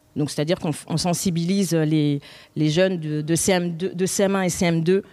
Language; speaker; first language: French; native; French